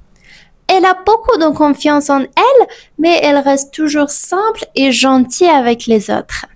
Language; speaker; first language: French; non-native, fluent; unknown